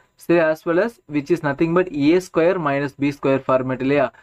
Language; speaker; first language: English; non-native, local second language; Tamil